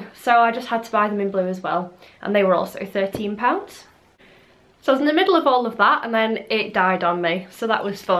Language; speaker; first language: English; native; English